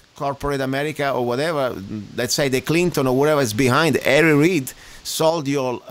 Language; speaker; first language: English; non-native, fluent; Italian